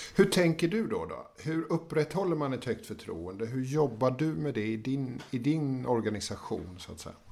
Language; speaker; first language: Swedish; native; Swedish